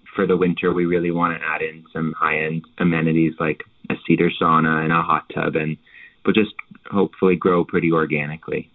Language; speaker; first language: English; native; English